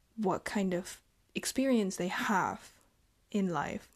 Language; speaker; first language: English; non-native, fluent; Vietnamese